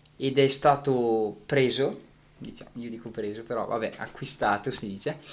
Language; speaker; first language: Italian; native; Italian